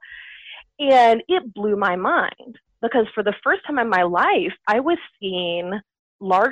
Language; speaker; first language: English; native; English